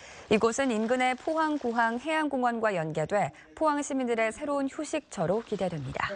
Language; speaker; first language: Korean; native; Korean